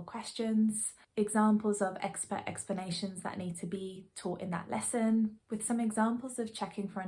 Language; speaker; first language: English; native; English